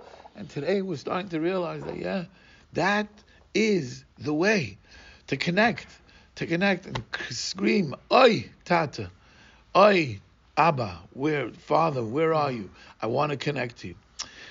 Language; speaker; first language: English; non-native, fluent; Portuguese